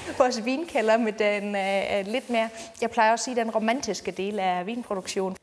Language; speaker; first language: Danish; non-native, fluent; German